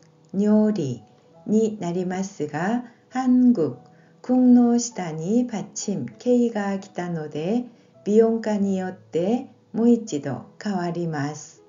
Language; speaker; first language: Japanese; non-native, fluent; Korean